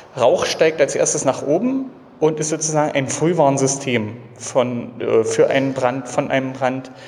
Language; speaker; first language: German; native; German